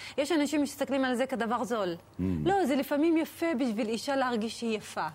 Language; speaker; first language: Hebrew; non-native, local second language; Arabic